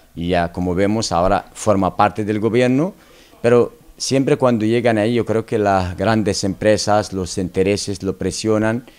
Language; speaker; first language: Spanish; non-native, local second language; Arabic